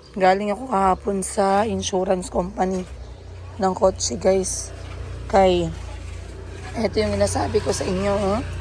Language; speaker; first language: Filipino; non-native, local second language; Cebuano